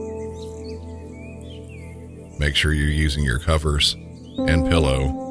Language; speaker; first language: English; native; English